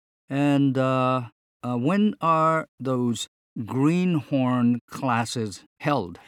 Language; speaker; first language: English; non-native, fluent; Japanese